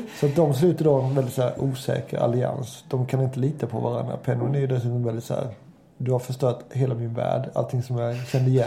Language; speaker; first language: Swedish; native; Swedish